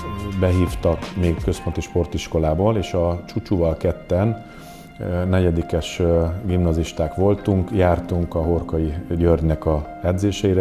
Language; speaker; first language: Hungarian; native; Hungarian